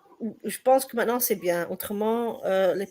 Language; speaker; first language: French; non-native, learner; Dutch